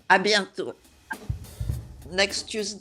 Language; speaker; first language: French; native; French